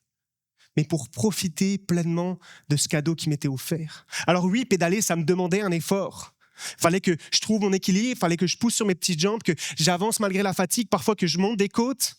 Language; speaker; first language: French; native; French